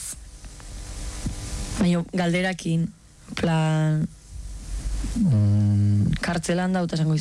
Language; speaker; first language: Basque; native; Basque